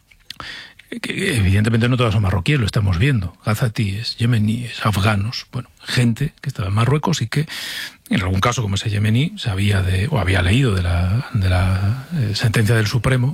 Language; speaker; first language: Spanish; native; Spanish